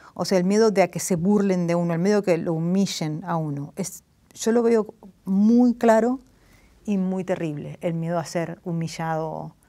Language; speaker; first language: Spanish; native; Spanish